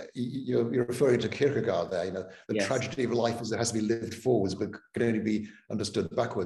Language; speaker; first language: English; non-native, local second language; Welsh